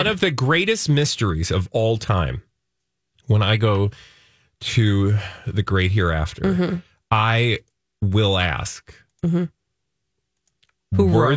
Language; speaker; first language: English; native; English